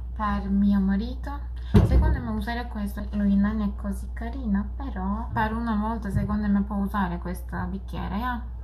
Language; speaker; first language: Italian; non-native, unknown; Turkish